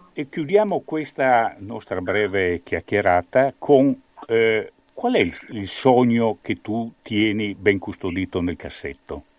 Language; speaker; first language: Italian; native; Italian